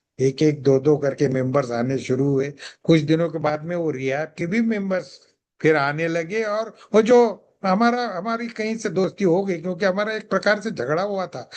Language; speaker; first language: Hindi; non-native, local second language; Marathi